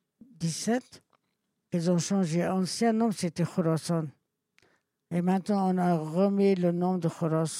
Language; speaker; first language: French; non-native, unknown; Persian